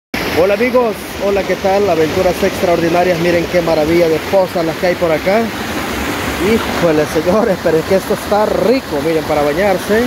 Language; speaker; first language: Spanish; native; Spanish